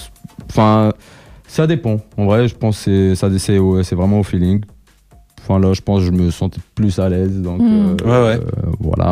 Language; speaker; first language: French; non-native, local second language; Arabic